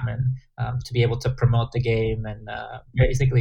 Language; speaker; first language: English; non-native, fluent; Spanish